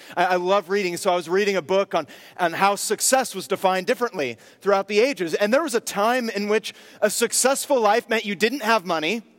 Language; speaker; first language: English; native; English